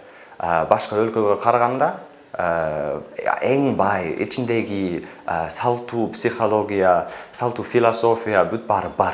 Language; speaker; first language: Kyrgyz; non-native, fluent; English